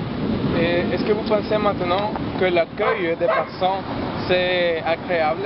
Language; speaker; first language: French; non-native, learner; Spanish